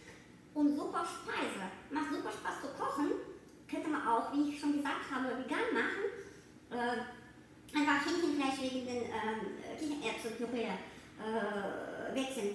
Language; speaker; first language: German; non-native, fluent; Russian